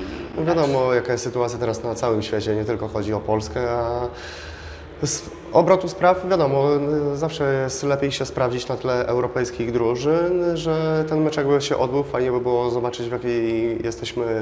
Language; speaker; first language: Polish; native; Polish